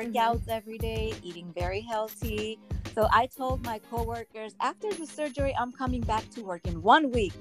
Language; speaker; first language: English; early bilingual, other home language; Armenian